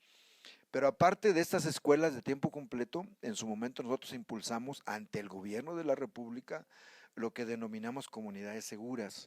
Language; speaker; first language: Spanish; native; Spanish